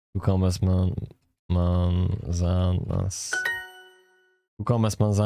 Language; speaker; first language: Spanish; non-native, learner; Polish